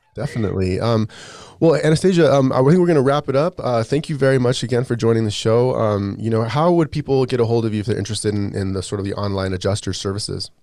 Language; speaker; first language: English; native; English